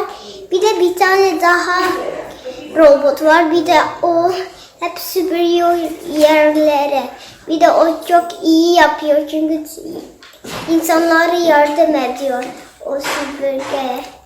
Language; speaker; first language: Turkish; early bilingual, heritage; Turkish